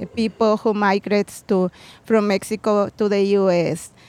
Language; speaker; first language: English; non-native, fluent; Spanish